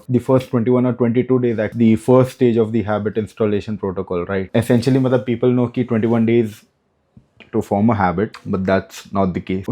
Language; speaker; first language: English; non-native, local second language; Hindi